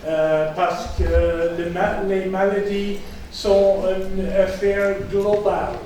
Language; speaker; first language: French; non-native, fluent; English